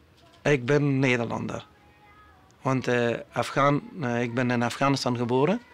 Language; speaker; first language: Dutch; non-native, learner; Persian